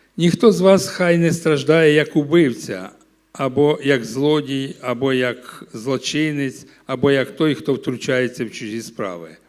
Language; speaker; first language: Ukrainian; non-native, local second language; Russian